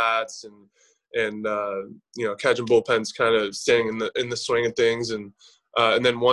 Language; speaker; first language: English; native; English